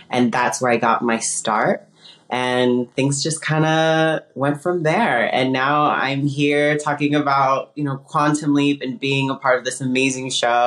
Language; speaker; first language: English; early bilingual, other home language; Spanish